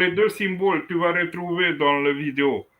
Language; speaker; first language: French; non-native, fluent; Romanian